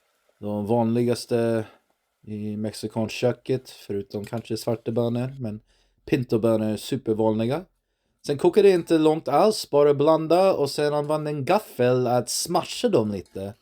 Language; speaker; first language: Swedish; non-native, learner; English